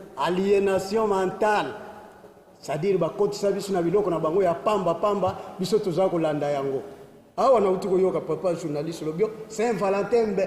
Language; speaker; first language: Lingala; non-native, local second language; Kongo